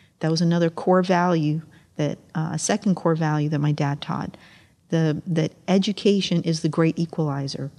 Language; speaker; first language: English; early bilingual, other home language; Amharic